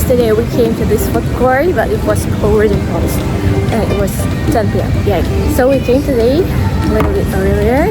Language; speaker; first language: English; non-native, learner; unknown